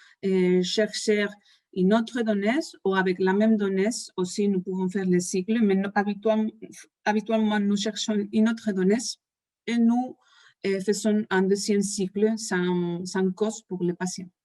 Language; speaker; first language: French; non-native, fluent; Spanish